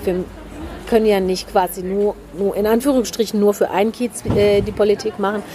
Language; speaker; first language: German; early bilingual, heritage; German